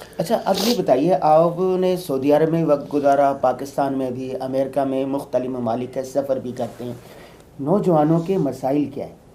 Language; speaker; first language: Urdu; native; Urdu